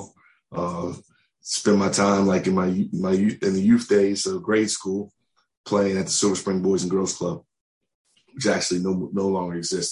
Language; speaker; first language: English; native; English